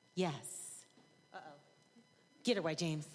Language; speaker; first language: English; native; English